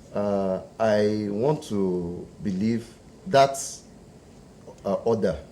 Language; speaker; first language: English; non-native, local second language; Yoruba